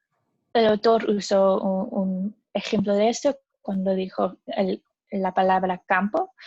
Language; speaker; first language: Spanish; non-native, learner; English